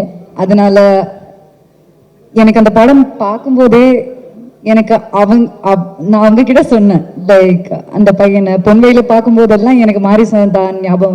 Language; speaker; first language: Tamil; non-native, fluent; Malayalam